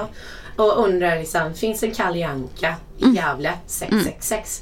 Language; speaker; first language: Swedish; non-native, fluent; English